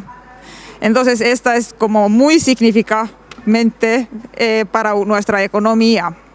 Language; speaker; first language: Spanish; non-native, learner; Finnish